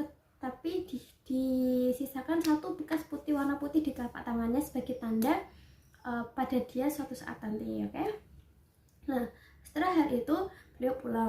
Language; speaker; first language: Indonesian; native; Indonesian